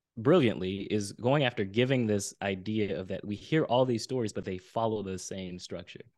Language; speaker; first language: English; early bilingual, other home language; Haitian Creole